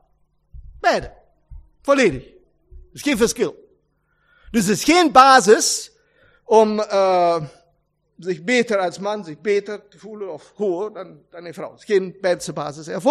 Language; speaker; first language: Dutch; non-native, learner; German